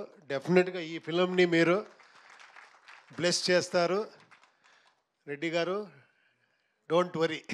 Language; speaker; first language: Telugu; non-native, fluent; Kannada